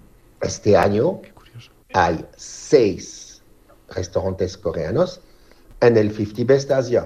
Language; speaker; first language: Spanish; non-native, fluent; French